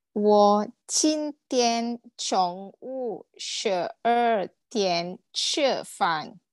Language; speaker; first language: Chinese; non-native, learner; Malay